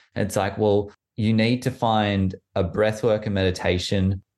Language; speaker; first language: English; native; English